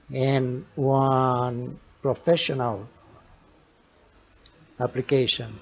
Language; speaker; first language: English; non-native, learner; Portuguese